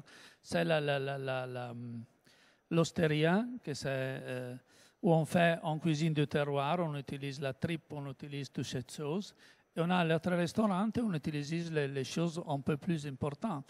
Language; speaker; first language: French; non-native, learner; Italian